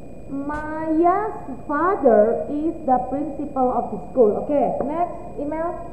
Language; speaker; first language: English; non-native, fluent; Indonesian